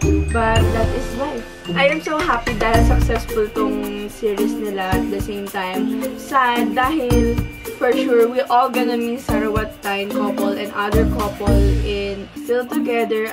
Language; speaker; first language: English; non-native, local second language; Filipino